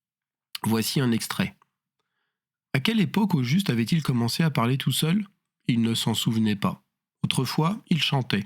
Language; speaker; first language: French; native; French